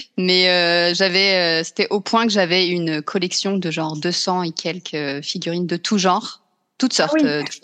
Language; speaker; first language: French; native; French